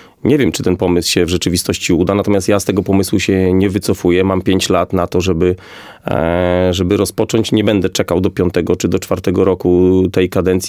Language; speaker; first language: Polish; native; Polish